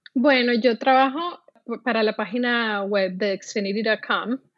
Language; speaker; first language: Spanish; native; Spanish